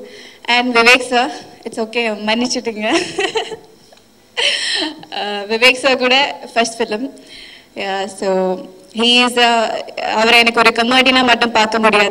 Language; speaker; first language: Tamil; non-native, fluent; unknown